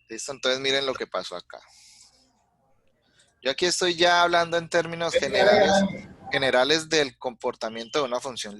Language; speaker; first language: Spanish; native; Spanish